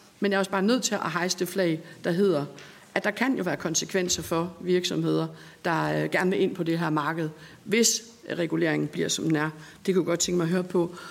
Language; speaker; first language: Danish; native; Danish